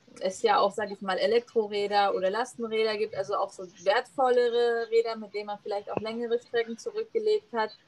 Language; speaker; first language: German; native; German